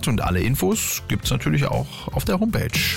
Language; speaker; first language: German; native; German